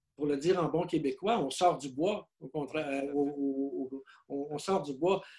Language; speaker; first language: French; native; French